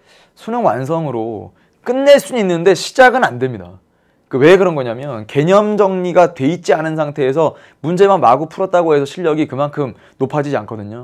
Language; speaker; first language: Korean; native; Korean